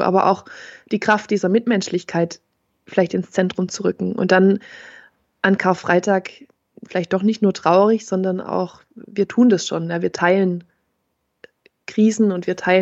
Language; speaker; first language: German; native; German